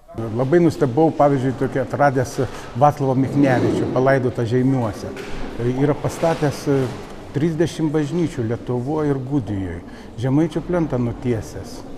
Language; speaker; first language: Lithuanian; native; Lithuanian